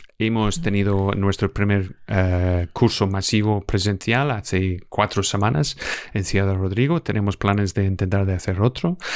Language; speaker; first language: Spanish; non-native, fluent; English